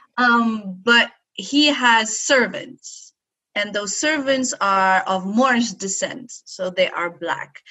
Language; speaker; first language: English; non-native, fluent; Arabic